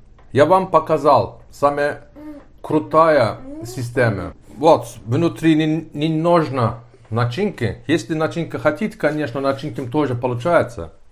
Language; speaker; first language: Russian; non-native, learner; Turkish